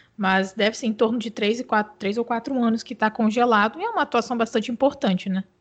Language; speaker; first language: Portuguese; native; Portuguese